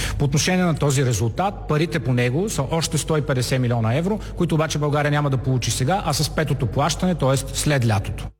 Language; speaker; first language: Bulgarian; native; Bulgarian